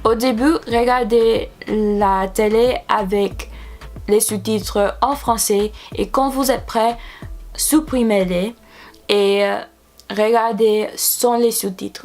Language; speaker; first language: French; non-native, learner; English